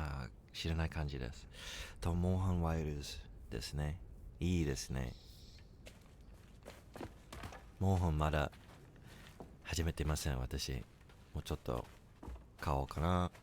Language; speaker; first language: Japanese; non-native, learner; English